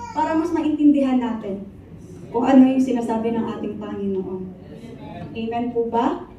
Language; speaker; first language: Filipino; non-native, local second language; Cebuano